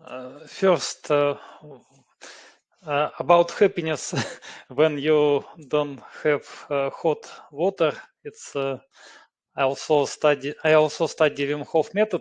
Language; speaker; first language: English; non-native, learner; Russian